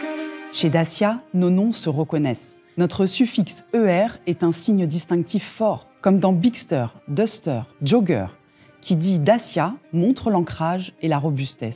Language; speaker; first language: French; native; French